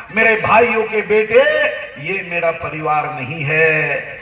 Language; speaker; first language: Hindi; non-native, local second language; Marathi